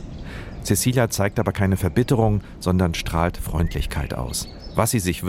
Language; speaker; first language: German; native; German